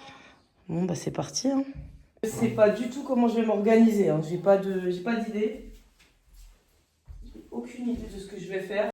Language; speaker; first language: French; native; French